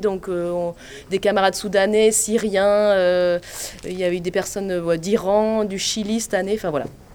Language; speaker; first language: French; native; French